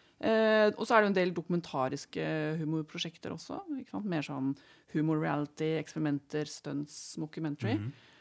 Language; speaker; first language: Norwegian; native; Norwegian